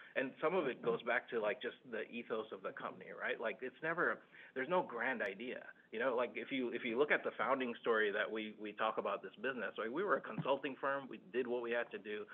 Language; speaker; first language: English; early bilingual, other home language; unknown